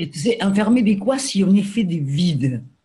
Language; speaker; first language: French; native; French